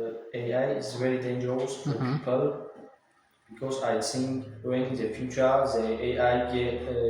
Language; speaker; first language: English; non-native, learner; Tajik